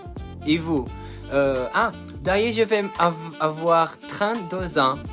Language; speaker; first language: French; non-native, learner; Portuguese